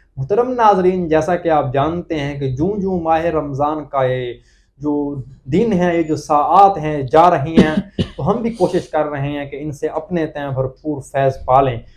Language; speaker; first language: Urdu; non-native, local second language; Pashto